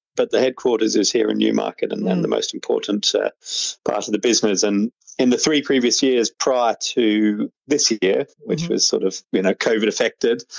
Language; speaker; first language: English; native; English